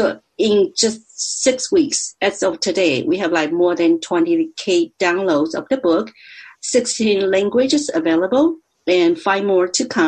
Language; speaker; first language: English; non-native, fluent; Chinese